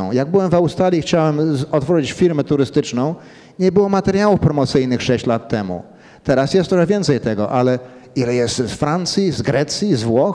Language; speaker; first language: Polish; early bilingual, heritage; Polish